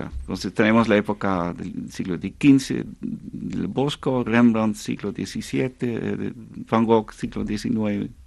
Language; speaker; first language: Spanish; non-native, fluent; Dutch